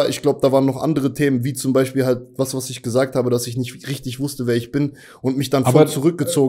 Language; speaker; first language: German; native; German